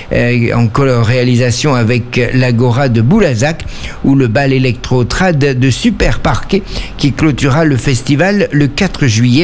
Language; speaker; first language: French; native; French